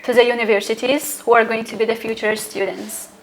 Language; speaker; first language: English; non-native, fluent; Tajik